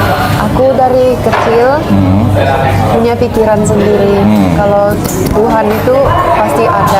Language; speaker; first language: Indonesian; non-native, fluent; Finnish